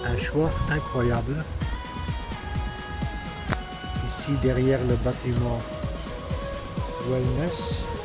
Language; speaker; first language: French; non-native, fluent; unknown